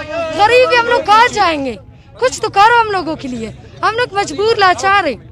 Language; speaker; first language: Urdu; non-native, local second language; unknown